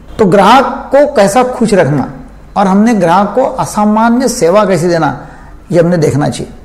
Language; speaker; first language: Hindi; non-native, local second language; Marathi